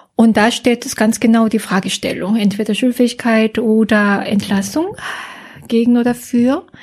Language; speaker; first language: German; non-native, fluent; Korean